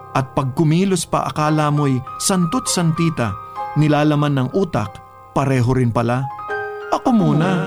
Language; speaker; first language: Filipino; non-native, local second language; Bikol